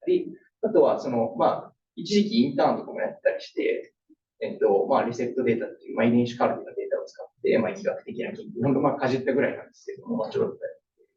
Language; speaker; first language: Japanese; native; Japanese